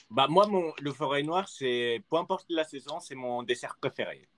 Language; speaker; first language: French; early bilingual, other home language; Spanish